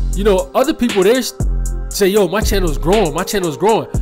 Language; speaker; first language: English; native; English